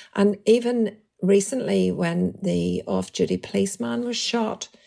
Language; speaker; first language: English; native; English